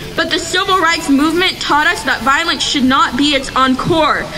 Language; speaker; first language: English; native; English